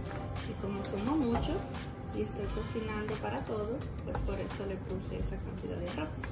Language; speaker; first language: Spanish; early bilingual, heritage; Spanish